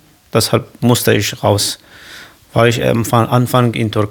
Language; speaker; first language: German; non-native, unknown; Kurdish